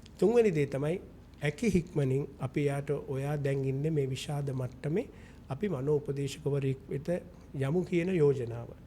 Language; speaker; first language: Sinhala; non-native, local second language; Malay